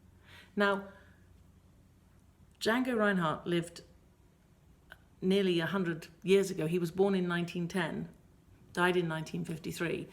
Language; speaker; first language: English; native; English